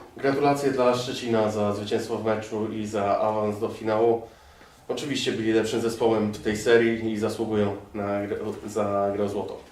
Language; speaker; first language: Polish; native; Polish